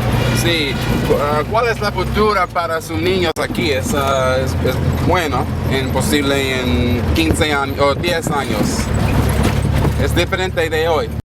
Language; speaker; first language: Spanish; non-native, learner; English